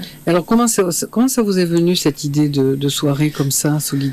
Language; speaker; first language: French; native; French